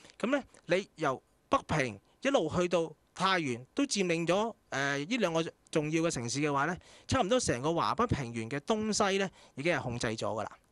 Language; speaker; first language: Cantonese; native; Cantonese